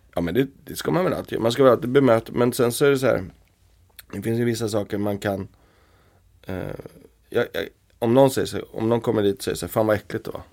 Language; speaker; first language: Swedish; native; Swedish